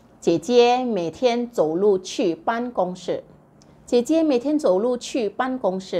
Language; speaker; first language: Chinese; non-native, local second language; Malay